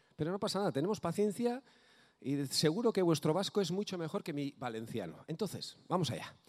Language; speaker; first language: Spanish; non-native, local second language; Basque